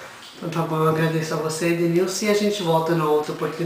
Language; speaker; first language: Portuguese; native; Portuguese